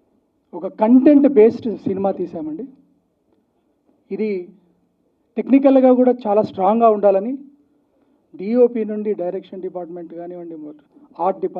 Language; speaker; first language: Telugu; native; Telugu